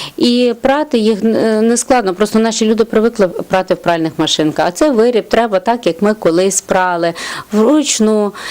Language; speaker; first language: Ukrainian; native; Ukrainian